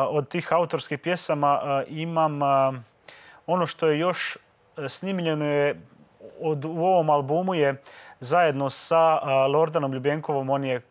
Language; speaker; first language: Croatian; native; Croatian